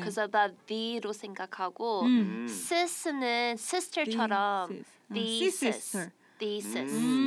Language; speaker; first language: Korean; early bilingual, heritage; Korean